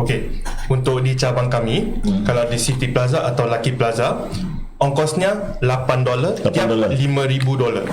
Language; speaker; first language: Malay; non-native, local second language; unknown